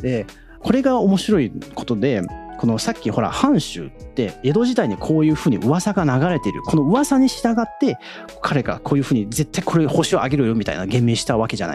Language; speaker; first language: Japanese; native; Japanese